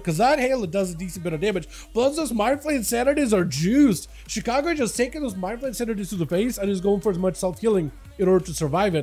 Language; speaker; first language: English; native; English